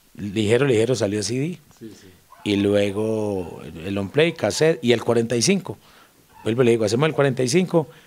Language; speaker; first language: Spanish; native; Spanish